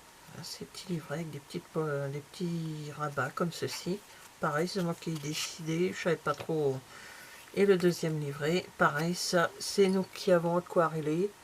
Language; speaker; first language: French; native; French